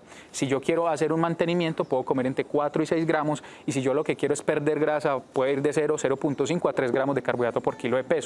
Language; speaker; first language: Spanish; native; Spanish